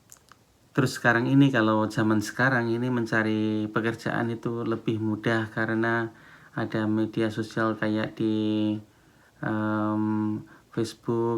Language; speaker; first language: Indonesian; non-native, local second language; Javanese